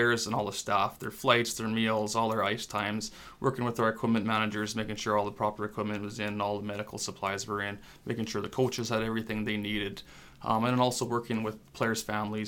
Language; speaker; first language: English; non-native, fluent; French